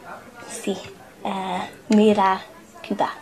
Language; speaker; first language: Spanish; non-native, learner; English